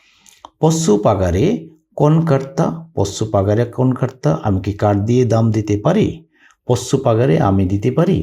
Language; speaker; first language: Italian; non-native, learner; Bangla